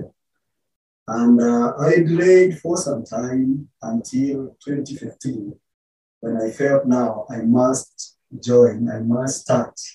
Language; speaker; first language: English; non-native, local second language; Kikuyu